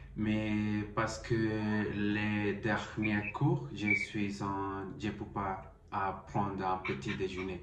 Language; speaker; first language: French; non-native, learner; Spanish